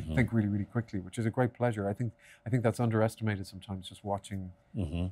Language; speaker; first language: English; native; English